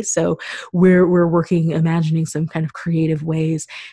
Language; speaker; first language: English; native; English